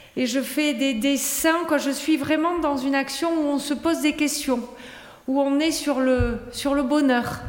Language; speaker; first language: French; native; French